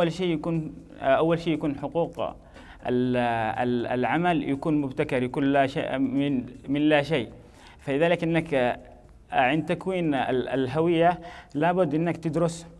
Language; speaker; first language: Arabic; native; Arabic